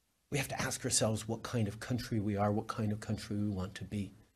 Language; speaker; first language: English; native; English